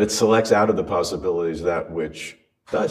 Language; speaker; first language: English; native; English